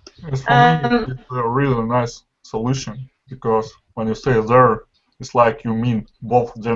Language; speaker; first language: English; non-native, fluent; Russian